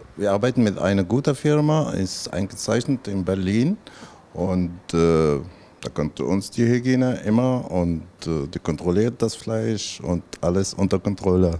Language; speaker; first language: German; non-native, learner; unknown